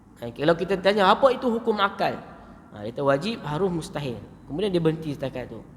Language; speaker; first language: Malay; native; Malay